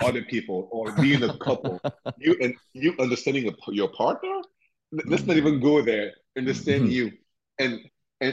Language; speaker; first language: English; non-native, local second language; French